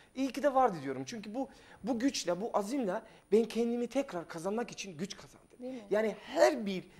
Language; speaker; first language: Turkish; non-native, fluent; Russian